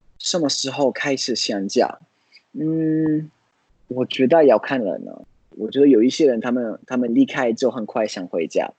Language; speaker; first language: Chinese; non-native, fluent; Italian